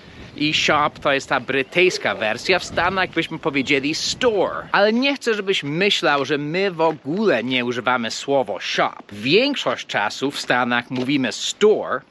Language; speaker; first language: Polish; non-native, fluent; English